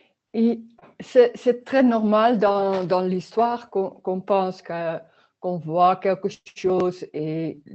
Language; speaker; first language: French; non-native, learner; Dutch